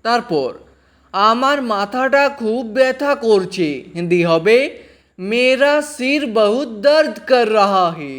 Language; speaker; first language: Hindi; non-native, fluent; Bangla